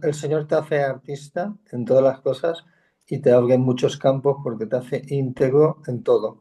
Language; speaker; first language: Spanish; native; Spanish